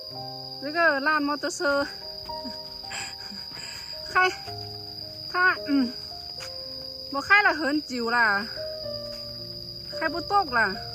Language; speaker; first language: Chinese; non-native, learner; Lao